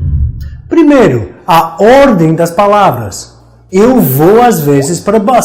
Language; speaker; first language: Portuguese; non-native, fluent; English